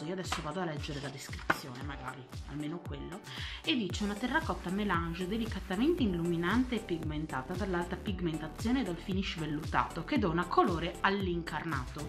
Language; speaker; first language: Italian; native; Italian